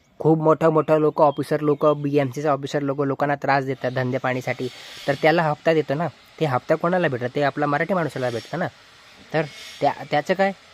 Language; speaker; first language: Marathi; non-native, local second language; Hindi